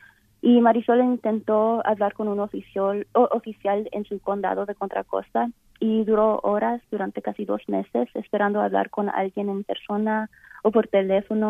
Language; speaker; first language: Spanish; early bilingual, heritage; Spanish